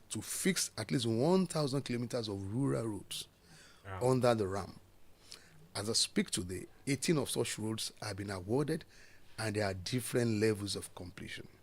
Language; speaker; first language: English; non-native, local second language; Yoruba